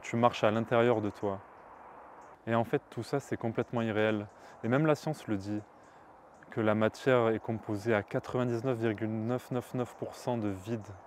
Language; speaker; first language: French; native; French